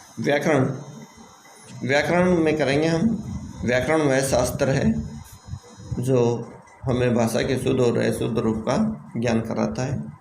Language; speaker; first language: Hindi; native; Hindi